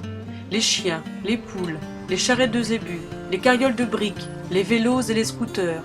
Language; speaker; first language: French; native; French